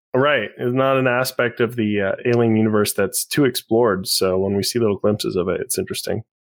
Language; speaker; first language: English; native; English